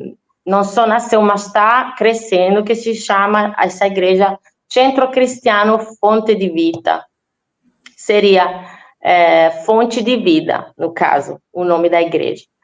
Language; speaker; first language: Portuguese; non-native, fluent; Italian